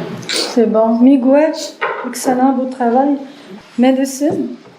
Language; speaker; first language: French; native; French